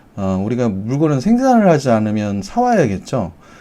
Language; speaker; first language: Korean; native; Korean